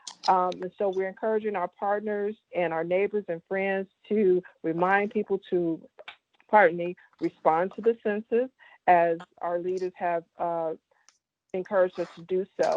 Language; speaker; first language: English; native; English